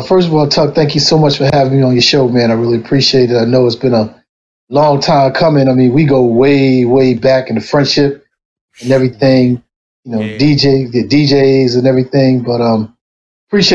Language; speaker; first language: English; native; English